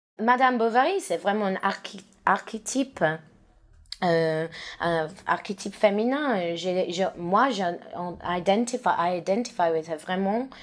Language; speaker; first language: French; non-native, learner; English